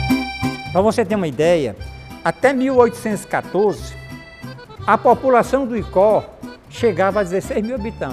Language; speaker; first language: Portuguese; native; Portuguese